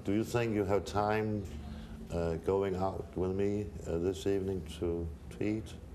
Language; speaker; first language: English; non-native, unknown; Danish